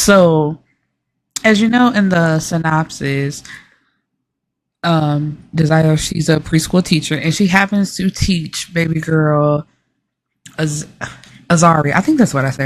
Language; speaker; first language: English; native; English